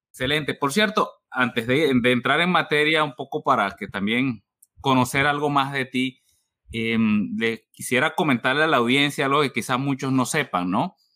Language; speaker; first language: Spanish; native; Spanish